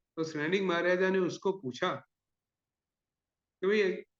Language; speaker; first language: Hindi; non-native, local second language; Gujarati